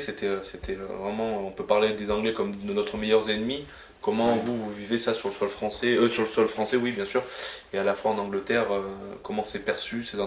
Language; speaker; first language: French; native; French